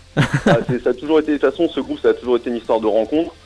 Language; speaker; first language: French; native; French